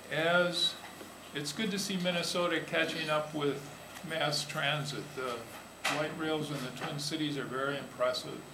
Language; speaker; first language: English; native; English